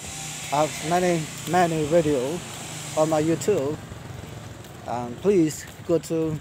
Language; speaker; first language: English; non-native, learner; Lao